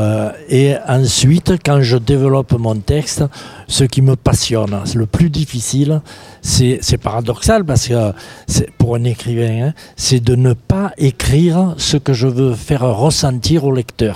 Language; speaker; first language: French; native; French